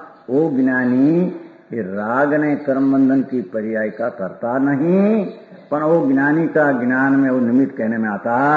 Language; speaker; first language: Hindi; non-native, local second language; Gujarati